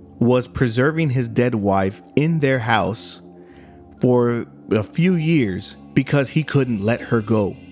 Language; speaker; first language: English; native; English